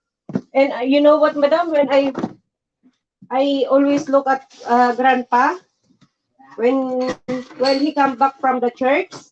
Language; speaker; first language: English; non-native, learner; Filipino